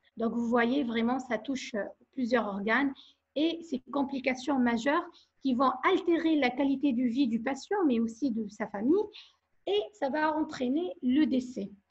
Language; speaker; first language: French; non-native, local second language; Arabic